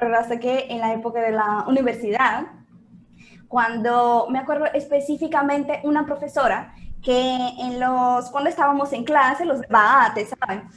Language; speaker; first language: Spanish; non-native, fluent; Portuguese